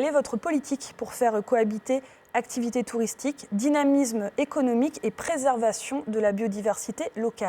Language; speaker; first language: French; native; French